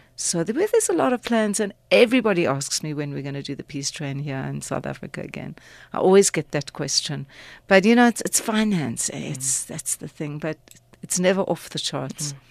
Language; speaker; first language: English; native; English